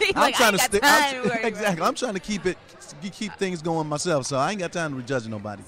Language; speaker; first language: English; native; English